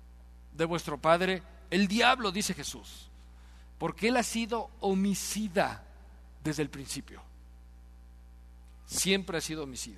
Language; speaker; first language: Spanish; native; Spanish